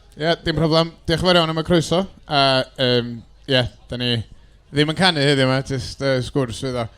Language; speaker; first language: Welsh; native; Welsh